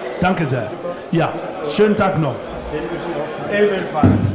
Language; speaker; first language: German; non-native, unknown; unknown